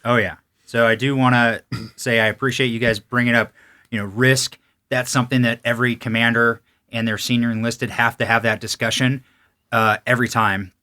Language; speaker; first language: English; native; English